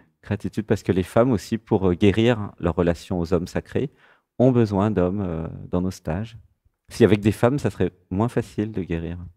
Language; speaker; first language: French; native; French